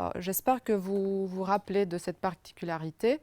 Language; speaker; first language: French; non-native, fluent; Romanian